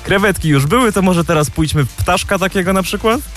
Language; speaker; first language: Polish; native; Polish